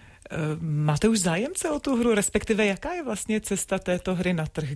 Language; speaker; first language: Czech; native; Czech